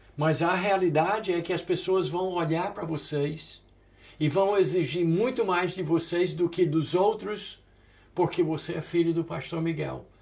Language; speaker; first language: Portuguese; early bilingual, other home language; English